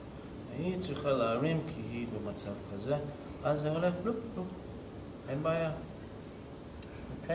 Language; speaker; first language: Hebrew; non-native, fluent; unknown